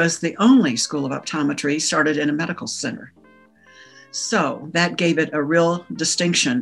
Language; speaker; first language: English; native; English